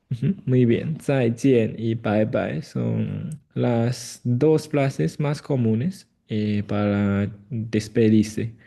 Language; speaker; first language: Spanish; non-native, fluent; Chinese